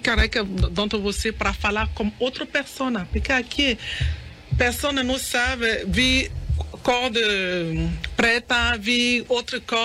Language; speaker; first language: Portuguese; non-native, learner; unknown